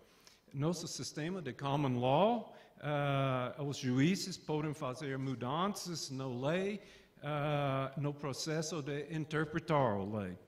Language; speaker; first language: Portuguese; non-native, fluent; English